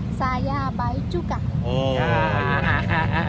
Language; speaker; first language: Indonesian; non-native, learner; Thai